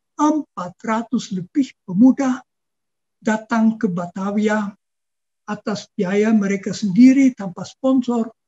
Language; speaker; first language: Indonesian; non-native, fluent; German